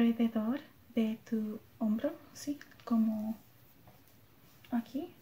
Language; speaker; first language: Spanish; non-native, learner; English